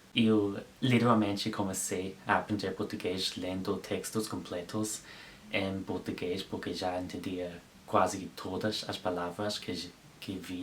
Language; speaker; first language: Portuguese; non-native, learner; English